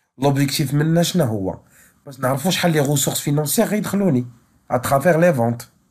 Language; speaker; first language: French; non-native, local second language; Arabic